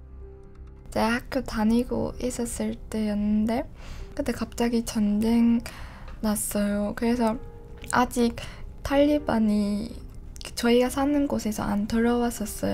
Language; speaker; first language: Korean; early bilingual, other home language; Persian